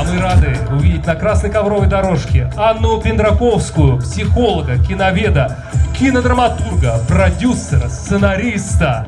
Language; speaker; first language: Russian; native; Russian